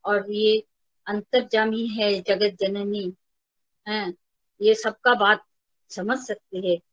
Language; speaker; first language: Hindi; non-native, local second language; Bangla